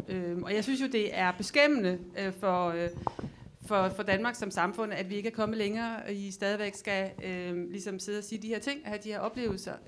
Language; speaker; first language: Danish; native; Danish